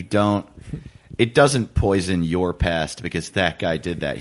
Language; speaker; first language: English; native; English